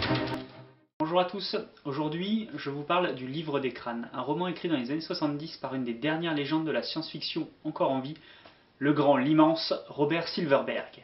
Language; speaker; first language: French; native; French